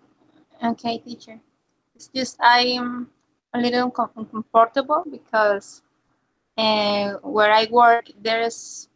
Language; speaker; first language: English; non-native, learner; Spanish